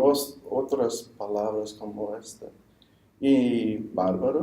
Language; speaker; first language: Spanish; non-native, fluent; English